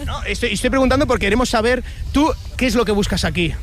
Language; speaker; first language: Spanish; native; Spanish